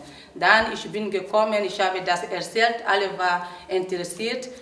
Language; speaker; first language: German; non-native, learner; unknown